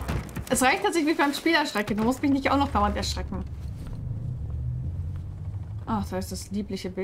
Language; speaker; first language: German; native; German